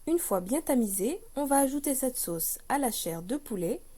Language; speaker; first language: French; non-native, local second language; Arabic